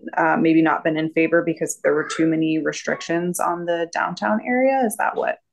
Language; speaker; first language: English; native; English